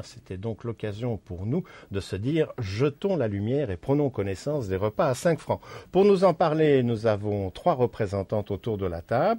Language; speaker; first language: French; native; French